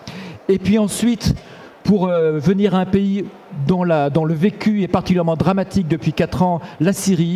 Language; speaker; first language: French; native; French